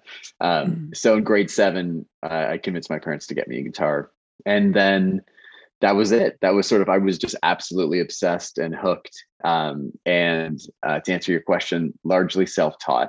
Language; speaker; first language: English; native; English